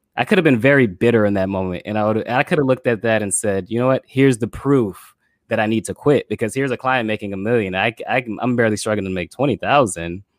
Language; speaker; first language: English; native; English